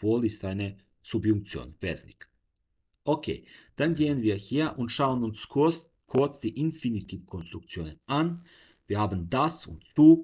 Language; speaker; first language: German; non-native, fluent; Serbian